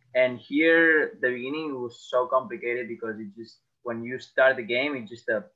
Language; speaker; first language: English; non-native, fluent; Catalan